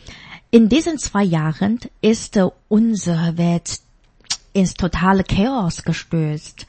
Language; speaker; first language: German; non-native, fluent; Chinese